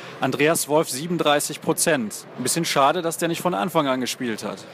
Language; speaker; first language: German; native; German